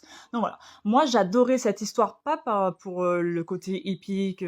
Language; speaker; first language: French; native; French